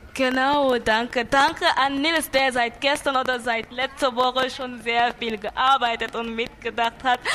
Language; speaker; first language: German; non-native, fluent; French